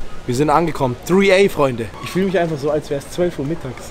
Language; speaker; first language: German; native; German